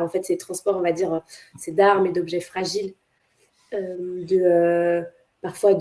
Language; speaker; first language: French; native; French